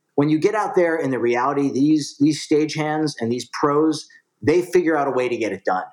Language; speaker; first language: English; native; English